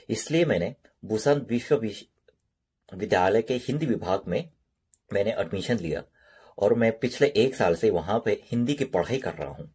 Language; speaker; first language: Hindi; non-native, learner; Korean